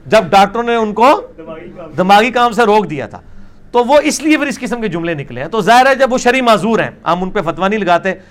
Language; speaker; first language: Urdu; non-native, local second language; Punjabi